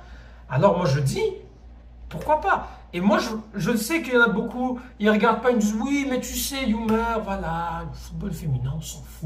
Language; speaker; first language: French; native; French